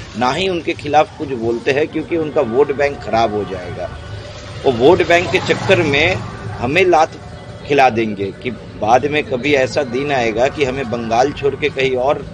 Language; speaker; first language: Hindi; non-native, local second language; Bangla